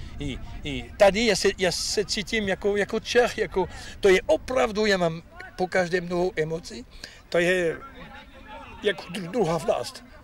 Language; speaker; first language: Czech; non-native, fluent; French